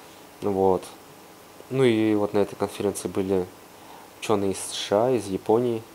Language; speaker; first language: Russian; native; Russian